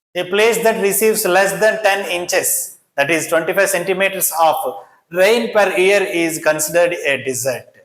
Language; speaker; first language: English; non-native, local second language; Telugu